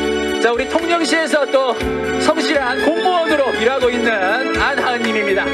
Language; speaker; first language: Korean; native; Korean